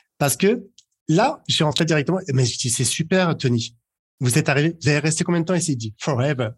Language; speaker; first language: French; native; French